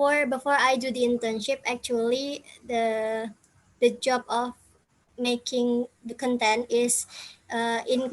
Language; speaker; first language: English; non-native, fluent; Indonesian